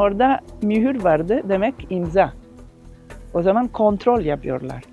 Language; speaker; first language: Turkish; non-native, learner; Italian